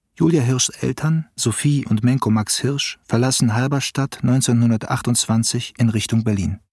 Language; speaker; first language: German; native; German